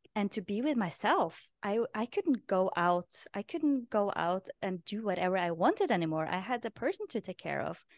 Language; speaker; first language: English; non-native, fluent; Norwegian